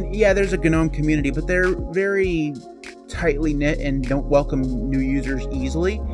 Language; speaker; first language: English; native; English